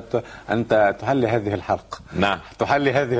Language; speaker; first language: Arabic; native; Arabic